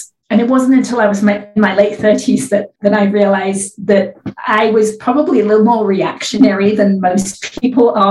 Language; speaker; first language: English; native; English